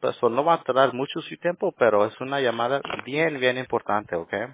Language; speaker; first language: Spanish; early bilingual, heritage; Spanish